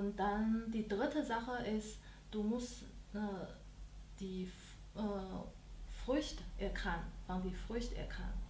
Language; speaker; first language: German; non-native, learner; Chinese